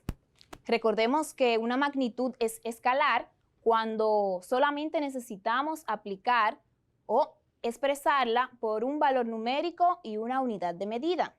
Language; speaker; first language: Spanish; native; Spanish